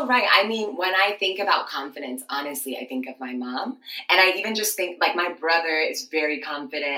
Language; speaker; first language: English; early bilingual, other home language; Akan